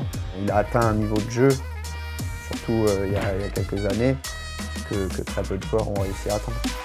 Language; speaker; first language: French; native; French